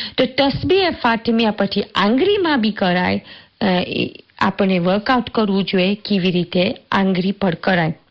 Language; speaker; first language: Gujarati; early bilingual, heritage; Gujarati